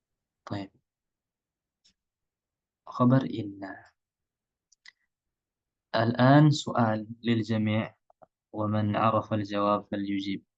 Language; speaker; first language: Arabic; non-native, fluent; Indonesian